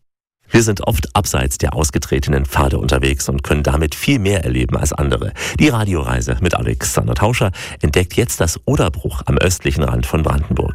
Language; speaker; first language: German; native; German